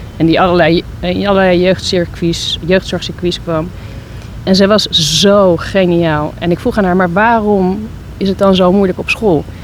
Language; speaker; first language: Dutch; native; Dutch